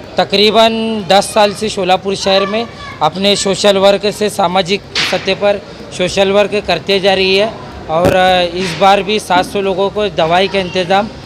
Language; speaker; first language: Hindi; non-native, local second language; Urdu